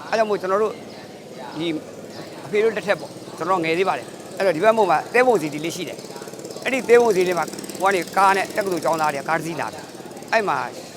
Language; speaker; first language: Burmese; native; Burmese